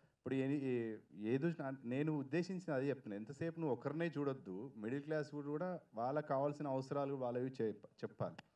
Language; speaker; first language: Telugu; native; Telugu